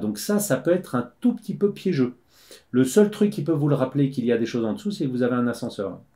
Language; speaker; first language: French; native; French